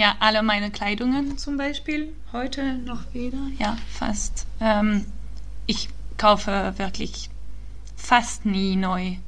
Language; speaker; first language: German; early bilingual, heritage; German